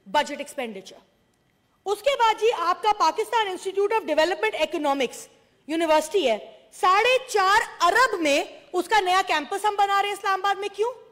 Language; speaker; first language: Urdu; non-native, local second language; Sindhi